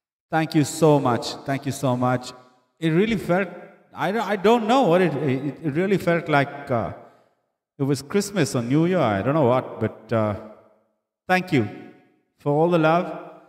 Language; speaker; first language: English; native; English